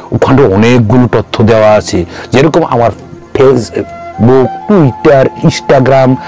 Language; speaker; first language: Bangla; non-native, local second language; Kok Borok